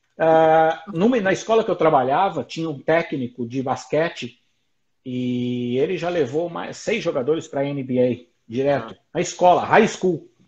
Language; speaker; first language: Portuguese; native; Portuguese